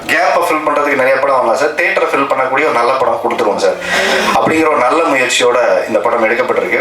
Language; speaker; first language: Tamil; native; Tamil